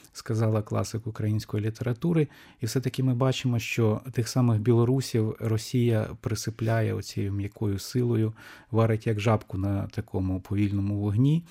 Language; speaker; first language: Ukrainian; native; Ukrainian